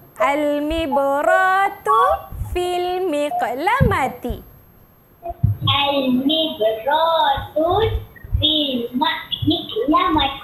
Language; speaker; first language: Arabic; non-native, learner; Malay